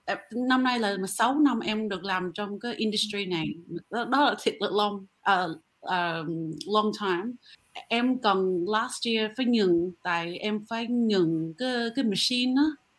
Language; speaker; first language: Vietnamese; early bilingual, heritage; Vietnamese